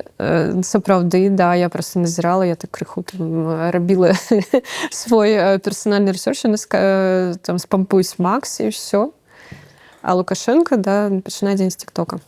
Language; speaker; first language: Belarusian; non-native, local second language; Russian